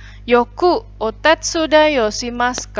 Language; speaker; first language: Japanese; non-native, fluent; Indonesian